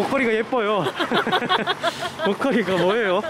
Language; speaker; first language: Korean; native; Korean